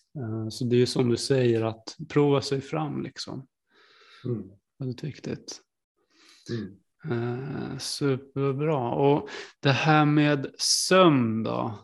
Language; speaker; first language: Swedish; native; Swedish